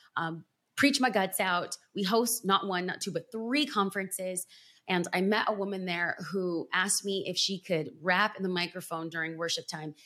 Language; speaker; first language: English; native; English